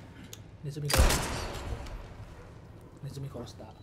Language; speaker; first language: Japanese; non-native, fluent; Indonesian